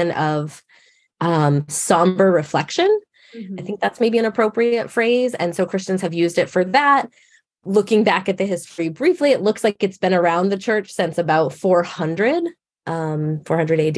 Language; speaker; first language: English; native; English